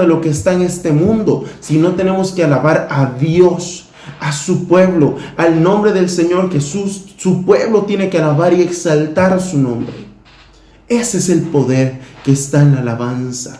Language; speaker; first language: Spanish; native; Spanish